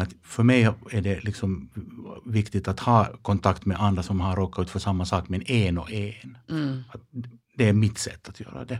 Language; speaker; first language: Swedish; non-native, local second language; Finnish